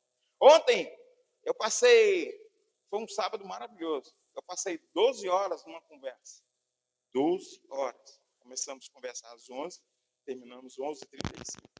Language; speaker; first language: Portuguese; native; Portuguese